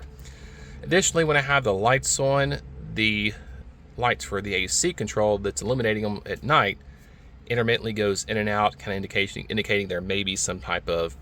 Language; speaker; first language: English; native; English